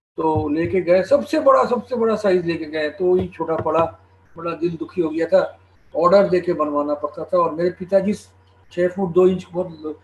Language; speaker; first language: Hindi; non-native, local second language; Bangla